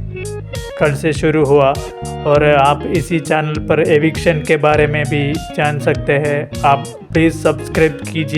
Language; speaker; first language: Hindi; non-native, local second language; Malayalam